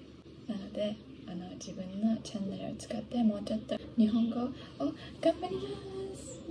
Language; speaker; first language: Japanese; early bilingual, heritage; English